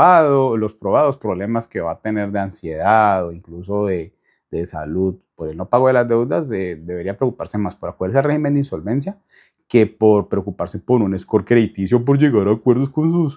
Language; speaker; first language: Spanish; native; Spanish